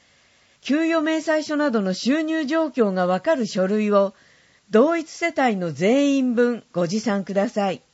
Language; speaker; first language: Japanese; native; Japanese